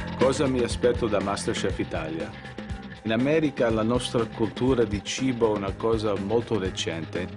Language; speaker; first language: Italian; early bilingual, heritage; Italian